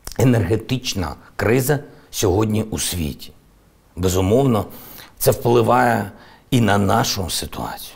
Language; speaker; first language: Ukrainian; non-native, local second language; Russian